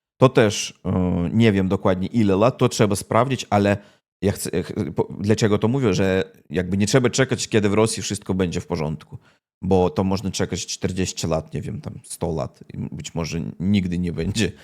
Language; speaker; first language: Polish; non-native, learner; Russian